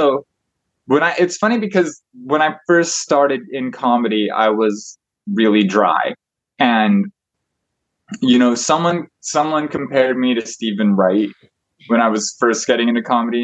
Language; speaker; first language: English; native; English